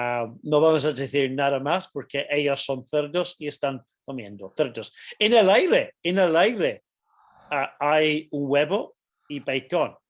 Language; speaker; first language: Spanish; non-native, fluent; English